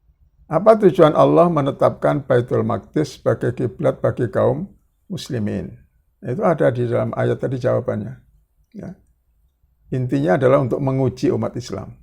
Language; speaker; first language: Indonesian; native; Indonesian